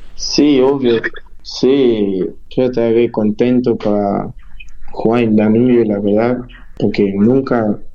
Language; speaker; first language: Spanish; non-native, learner; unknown